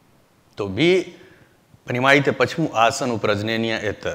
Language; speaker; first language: Russian; non-native, learner; Hindi